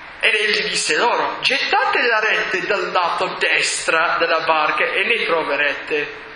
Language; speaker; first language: Italian; non-native, fluent; English